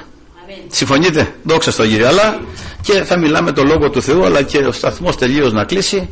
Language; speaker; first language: Greek; native; Greek